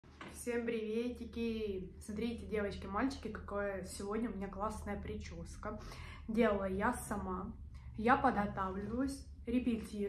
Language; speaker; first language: Russian; native; Russian